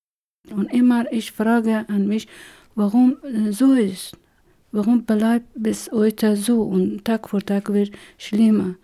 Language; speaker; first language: German; non-native, learner; Persian